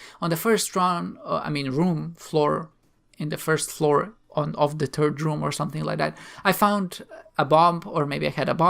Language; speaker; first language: English; non-native, fluent; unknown